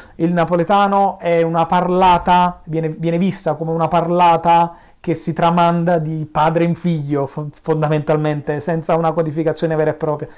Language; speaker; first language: Italian; native; Italian